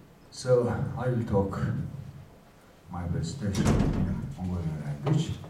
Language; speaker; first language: English; non-native, learner; Mongolian